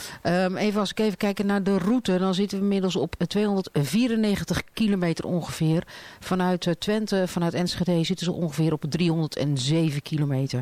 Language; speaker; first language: Dutch; native; Dutch